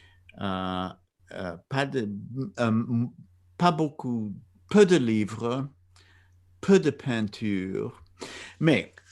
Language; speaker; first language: French; non-native, fluent; English